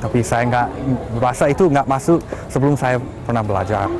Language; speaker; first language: Indonesian; non-native, learner; English